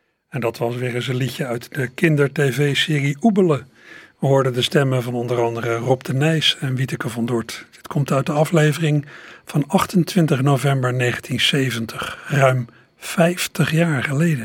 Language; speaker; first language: Dutch; native; Dutch